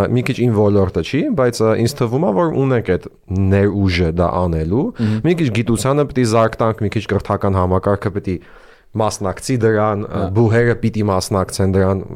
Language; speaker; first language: Armenian; early bilingual, heritage; Armenian